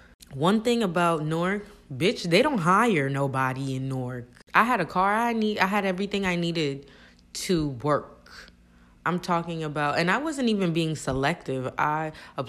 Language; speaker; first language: English; early bilingual, other home language; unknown